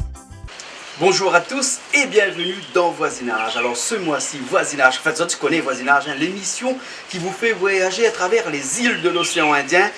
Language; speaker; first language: French; native; French